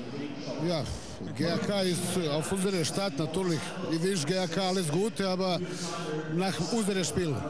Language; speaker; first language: German; non-native, learner; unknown